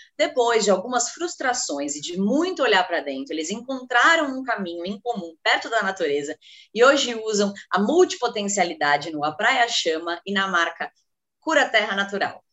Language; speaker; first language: Portuguese; native; Portuguese